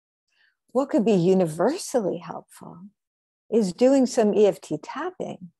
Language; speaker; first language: English; native; English